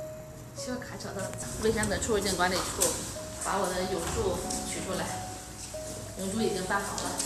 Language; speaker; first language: Chinese; native; Chinese